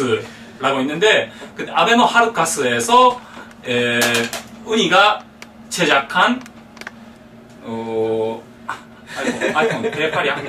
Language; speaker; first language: Korean; non-native, fluent; Japanese